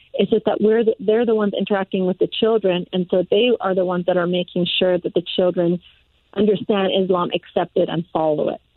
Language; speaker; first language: English; early bilingual, other home language; Persian